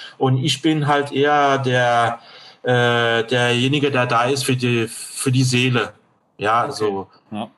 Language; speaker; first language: German; non-native, fluent; French